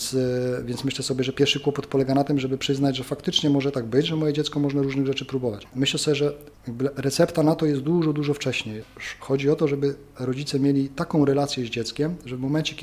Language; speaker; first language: Polish; native; Polish